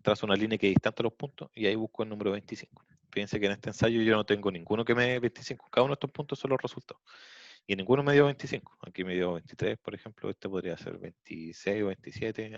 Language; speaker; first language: Spanish; native; Spanish